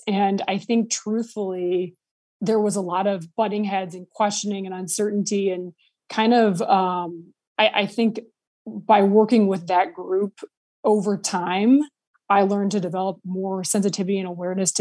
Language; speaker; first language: English; native; English